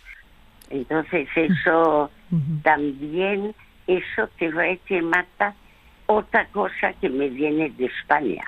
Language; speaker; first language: Spanish; early bilingual, other home language; French